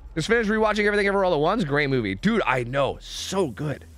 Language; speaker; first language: English; native; English